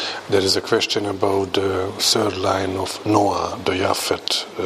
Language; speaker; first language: English; non-native, fluent; Hungarian